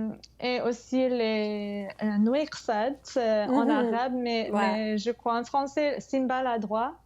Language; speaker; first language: French; non-native, fluent; English